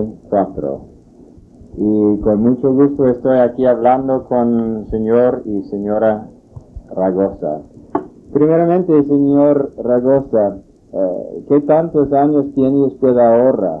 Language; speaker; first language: Spanish; non-native, fluent; English